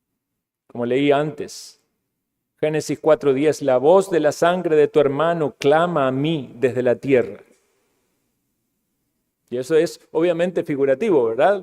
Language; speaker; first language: Spanish; native; Spanish